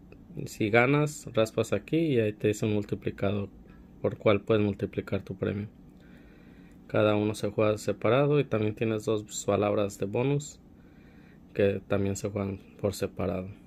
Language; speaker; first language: Spanish; early bilingual, heritage; Spanish